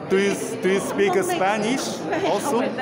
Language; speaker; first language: English; non-native, learner; Chinese